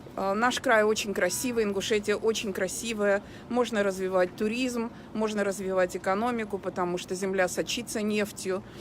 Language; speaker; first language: Russian; non-native, local second language; Ingush